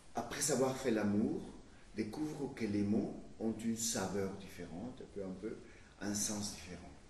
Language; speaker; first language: French; non-native, fluent; Spanish